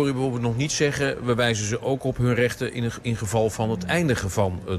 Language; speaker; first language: Dutch; native; Dutch